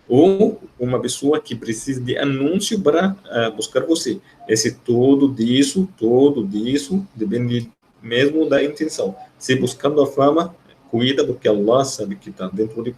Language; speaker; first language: Portuguese; non-native, fluent; Arabic